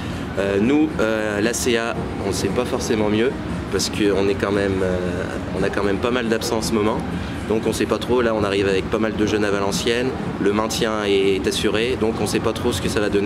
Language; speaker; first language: French; native; French